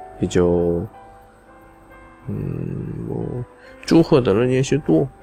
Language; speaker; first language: Chinese; non-native, learner; Korean